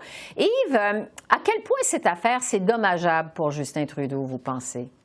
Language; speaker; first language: French; native; French